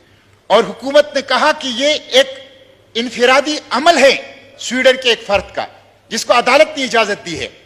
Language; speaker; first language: Urdu; non-native, local second language; Pashto